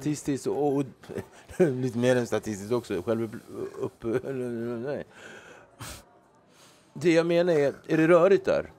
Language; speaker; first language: Swedish; native; Swedish